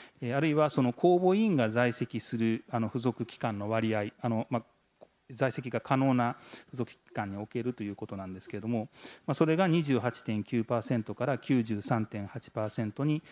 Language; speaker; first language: Japanese; native; Japanese